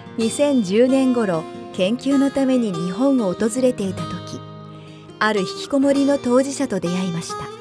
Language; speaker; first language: Japanese; native; Japanese